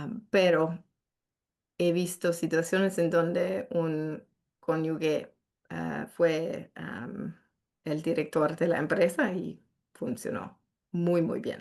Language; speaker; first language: Spanish; non-native, fluent; English